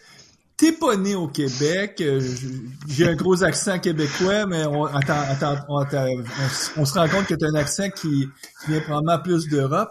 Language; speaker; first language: French; native; French